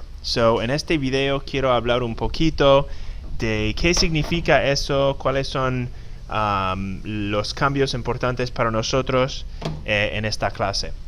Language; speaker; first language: Spanish; non-native, fluent; English